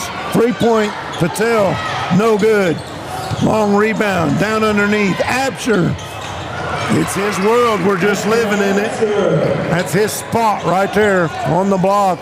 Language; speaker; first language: English; native; English